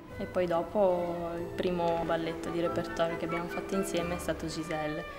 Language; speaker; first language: Italian; native; Italian